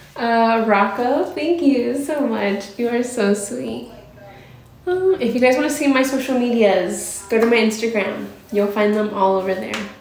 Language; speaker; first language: English; native; English